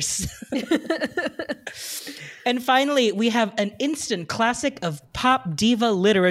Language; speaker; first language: English; non-native, local second language; Filipino